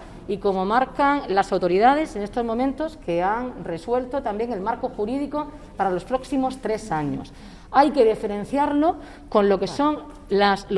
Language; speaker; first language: Spanish; native; Spanish